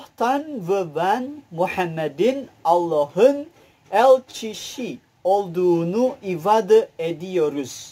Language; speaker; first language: Turkish; non-native, learner; Indonesian